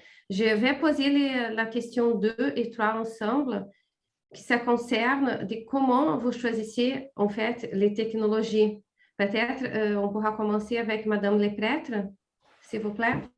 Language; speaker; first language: French; non-native, fluent; Portuguese